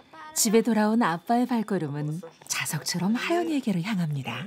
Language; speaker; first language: Korean; native; Korean